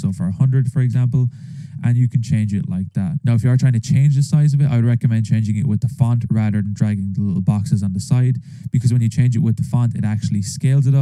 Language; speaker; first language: English; native; English